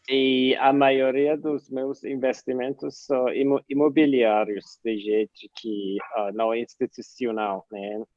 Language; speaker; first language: Portuguese; non-native, fluent; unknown